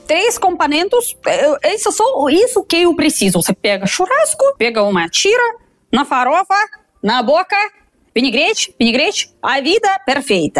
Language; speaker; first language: Portuguese; non-native, fluent; Russian